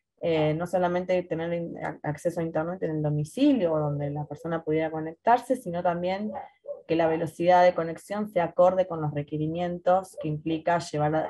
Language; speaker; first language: Spanish; native; Spanish